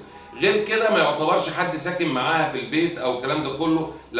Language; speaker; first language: Arabic; native; Arabic